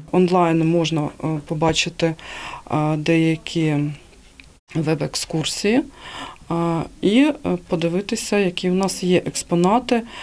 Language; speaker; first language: Ukrainian; native; Ukrainian